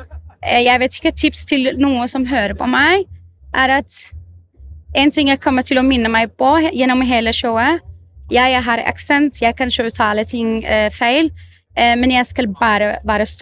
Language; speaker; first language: Norwegian; non-native, fluent; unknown